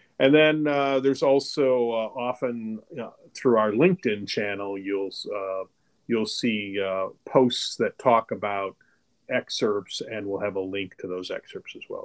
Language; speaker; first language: English; native; English